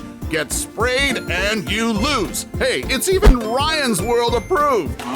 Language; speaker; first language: English; native; English